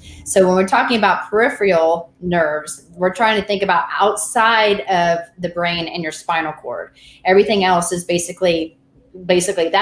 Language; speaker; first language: English; native; English